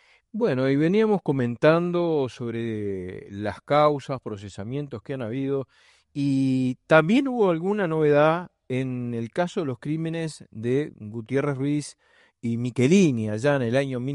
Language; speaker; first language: Spanish; native; Spanish